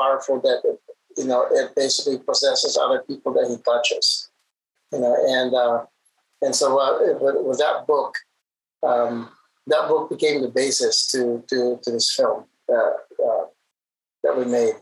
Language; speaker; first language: English; non-native, local second language; Hiligaynon